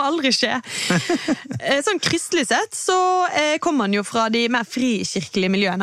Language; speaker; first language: Norwegian; native; Norwegian